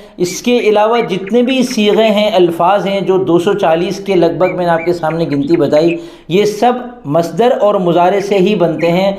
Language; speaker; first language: Urdu; native; Urdu